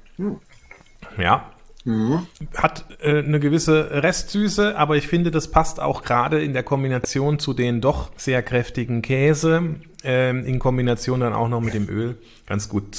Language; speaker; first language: German; native; German